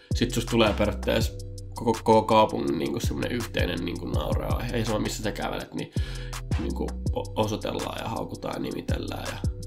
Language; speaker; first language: Finnish; early bilingual, other home language; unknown